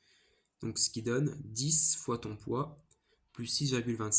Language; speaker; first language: French; native; French